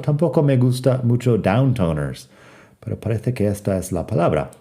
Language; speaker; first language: Spanish; non-native, fluent; English